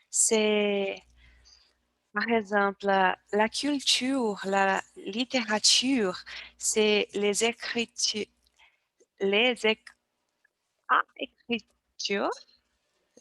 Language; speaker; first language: French; non-native, learner; Portuguese